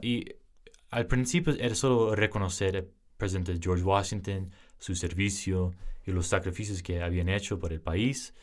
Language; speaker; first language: Spanish; early bilingual, heritage; English